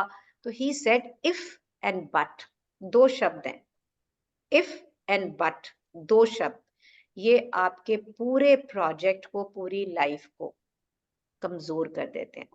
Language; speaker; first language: Hindi; native; Hindi